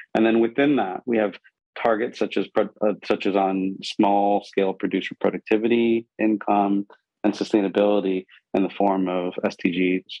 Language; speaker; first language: English; non-native, local second language; Urdu